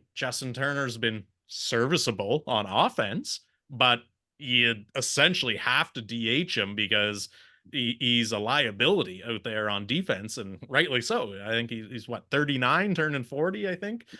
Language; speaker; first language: English; native; English